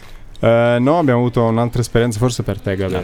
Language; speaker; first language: Italian; native; Italian